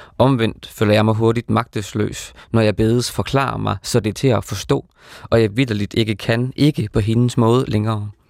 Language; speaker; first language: Danish; native; Danish